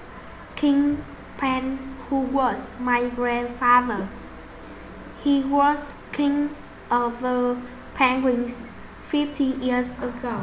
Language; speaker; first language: English; non-native, learner; Vietnamese